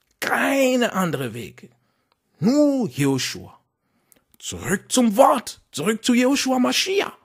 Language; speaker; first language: German; non-native, fluent; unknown